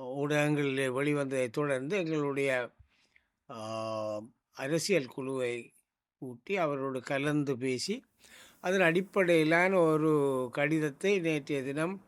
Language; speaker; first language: Tamil; native; Tamil